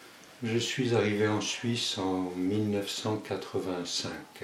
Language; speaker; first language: French; early bilingual, other home language; Spanish